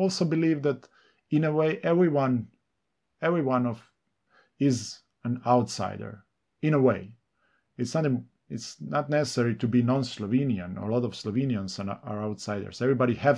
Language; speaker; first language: English; non-native, fluent; Serbian